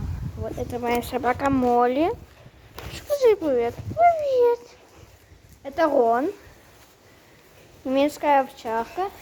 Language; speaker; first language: Russian; early bilingual, heritage; Russian